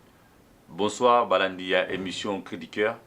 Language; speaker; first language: French; non-native, local second language; Lingala